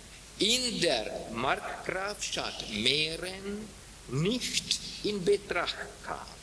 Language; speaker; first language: German; non-native, fluent; Czech